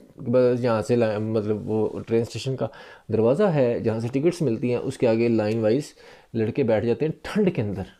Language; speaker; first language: Urdu; non-native, local second language; Punjabi